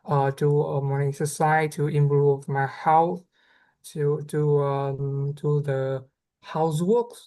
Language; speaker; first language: English; non-native, learner; Vietnamese